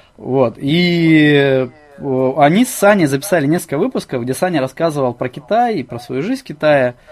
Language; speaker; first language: Russian; native; Russian